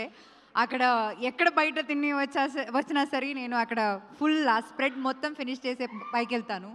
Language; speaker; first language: Telugu; non-native, local second language; Malayalam